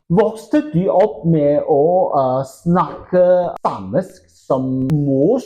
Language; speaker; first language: Norwegian; non-native, fluent; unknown